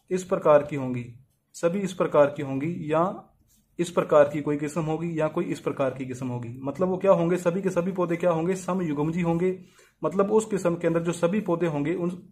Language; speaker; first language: Hindi; native; Hindi